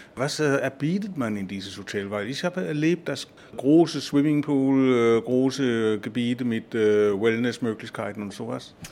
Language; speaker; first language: German; non-native, fluent; Danish